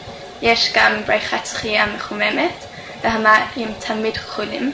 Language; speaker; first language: Hebrew; non-native, fluent; English